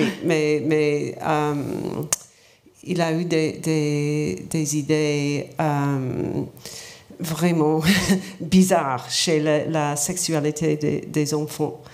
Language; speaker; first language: French; non-native, learner; English